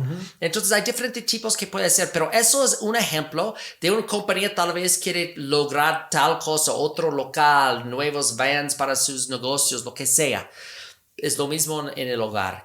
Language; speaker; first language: Spanish; non-native, fluent; English